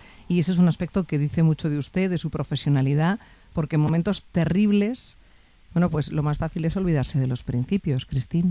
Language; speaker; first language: Spanish; native; Spanish